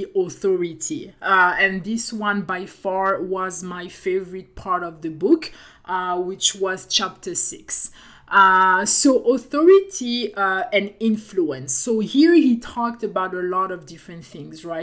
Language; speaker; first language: English; non-native, fluent; French